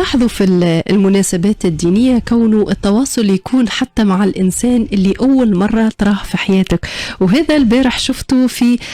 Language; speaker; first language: Arabic; native; Arabic